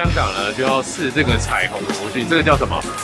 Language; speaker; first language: Chinese; native; Chinese